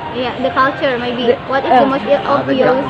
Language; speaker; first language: English; non-native, learner; Indonesian